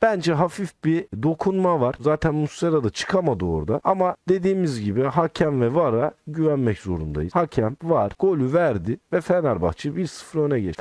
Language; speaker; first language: Turkish; native; Turkish